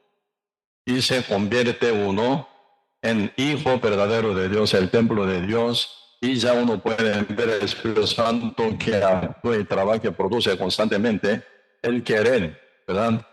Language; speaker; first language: Spanish; non-native, learner; Korean